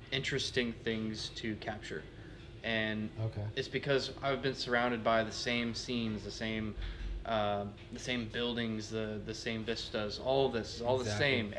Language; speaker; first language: English; native; English